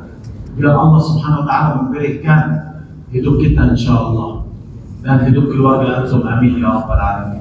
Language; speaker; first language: Indonesian; non-native, fluent; Arabic